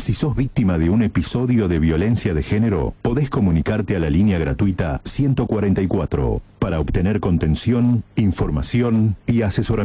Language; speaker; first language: Spanish; native; Spanish